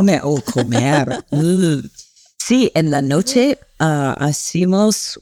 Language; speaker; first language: Spanish; non-native, learner; English